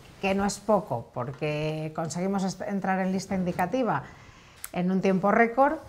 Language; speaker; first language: Spanish; native; Spanish